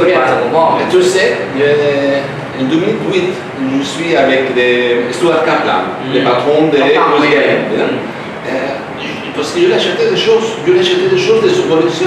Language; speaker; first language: French; non-native, learner; Spanish